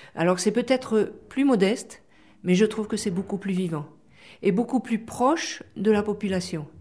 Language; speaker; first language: French; native; French